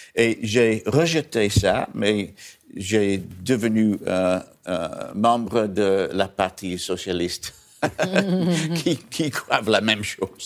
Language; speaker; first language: French; non-native, learner; English